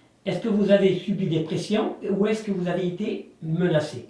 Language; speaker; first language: French; native; French